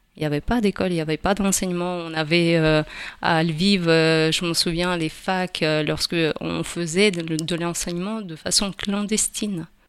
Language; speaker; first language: French; non-native, fluent; Ukrainian